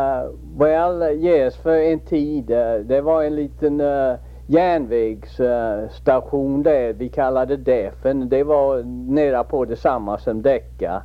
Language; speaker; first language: Swedish; early bilingual, heritage; Swedish